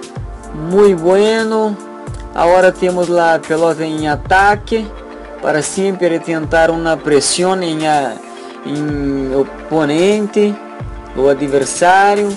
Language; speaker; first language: Portuguese; non-native, learner; Spanish